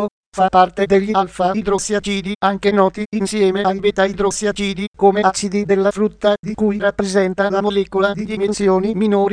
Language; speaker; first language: Italian; native; Italian